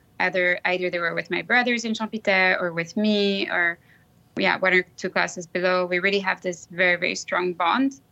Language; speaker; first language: English; non-native, fluent; French